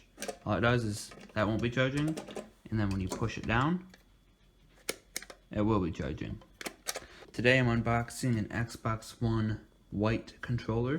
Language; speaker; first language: English; native; English